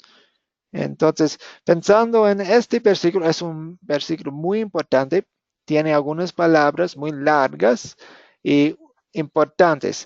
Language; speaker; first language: Spanish; non-native, fluent; English